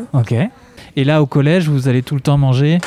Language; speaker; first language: French; native; French